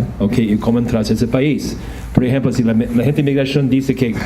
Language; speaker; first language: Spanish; non-native, fluent; English